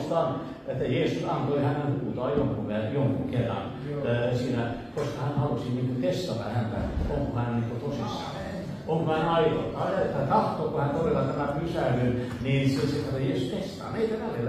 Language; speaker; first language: Finnish; non-native, learner; Swedish